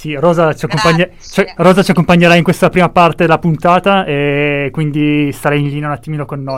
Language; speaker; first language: Italian; native; Italian